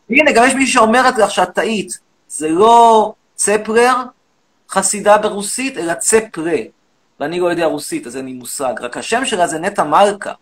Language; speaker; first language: Hebrew; native; Hebrew